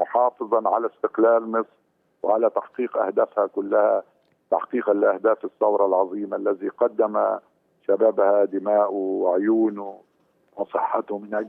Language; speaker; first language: Arabic; native; Arabic